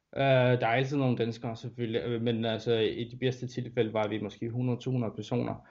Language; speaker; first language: Danish; non-native, fluent; Russian